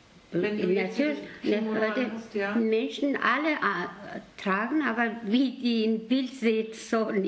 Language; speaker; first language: German; non-native, learner; Mongolian